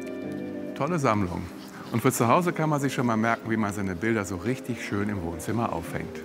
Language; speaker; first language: German; native; German